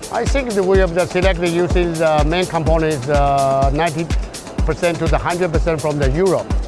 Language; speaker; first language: English; non-native, learner; Chinese